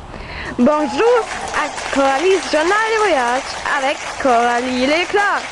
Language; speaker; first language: French; non-native, learner; German